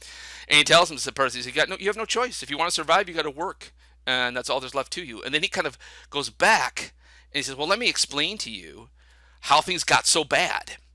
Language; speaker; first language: English; native; English